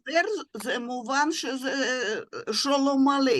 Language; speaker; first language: Hebrew; non-native, fluent; Russian